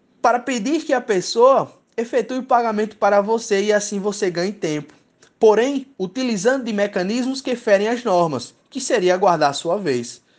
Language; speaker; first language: Portuguese; native; Portuguese